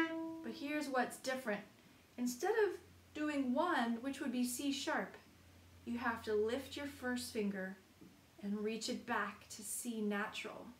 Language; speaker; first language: English; native; English